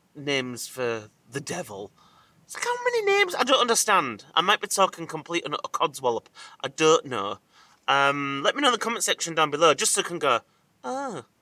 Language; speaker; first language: English; native; English